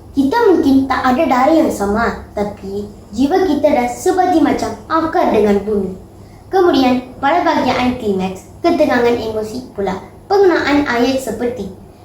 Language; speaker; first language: Malay; non-native, local second language; Tamil